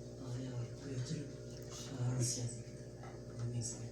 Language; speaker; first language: Russian; non-native, learner; Japanese